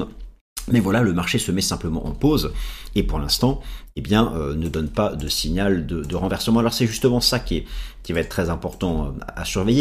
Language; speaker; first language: French; native; French